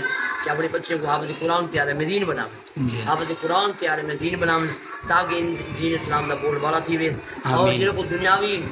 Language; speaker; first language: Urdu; non-native, local second language; Saraiki